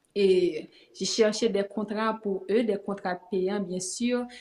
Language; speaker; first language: French; native; French